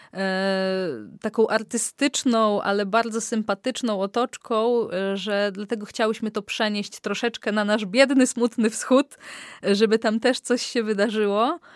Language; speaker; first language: Polish; native; Polish